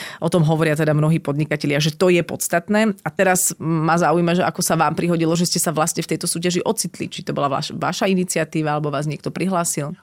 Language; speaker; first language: Slovak; native; Slovak